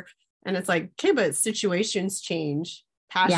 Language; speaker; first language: English; native; English